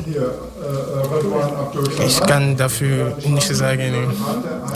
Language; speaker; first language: German; non-native, learner; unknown